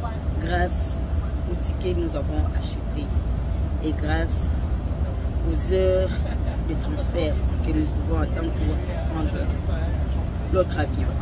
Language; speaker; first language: French; non-native, local second language; Lingala